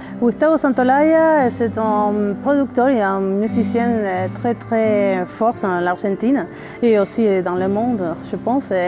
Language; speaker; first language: French; non-native, learner; Spanish